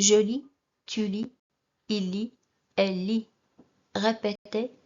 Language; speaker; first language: French; non-native, local second language; Arabic